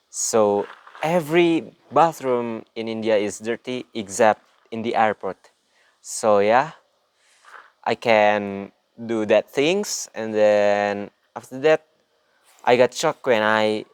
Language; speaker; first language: English; non-native, learner; Indonesian